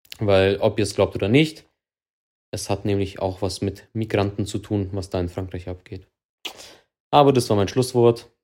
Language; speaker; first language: German; early bilingual, other home language; Russian